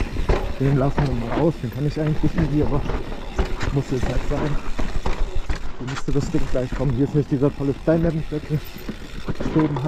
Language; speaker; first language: German; native; German